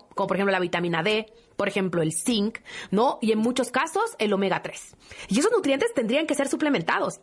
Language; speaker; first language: Spanish; native; Spanish